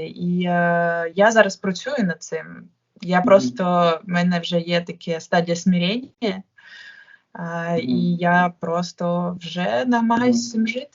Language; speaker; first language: Ukrainian; non-native, local second language; Russian